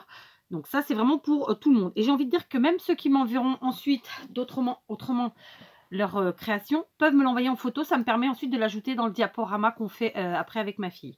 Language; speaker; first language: French; native; French